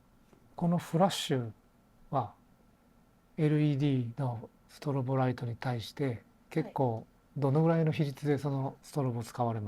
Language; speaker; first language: Japanese; native; Japanese